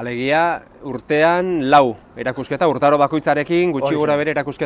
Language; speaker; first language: Basque; native; Basque